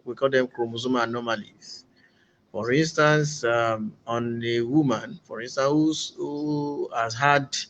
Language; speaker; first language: English; non-native, local second language; Yoruba